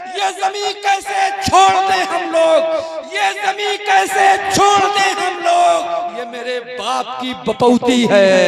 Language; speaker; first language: Hindi; native; Hindi